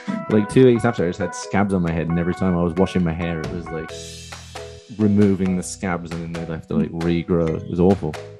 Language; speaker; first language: English; native; English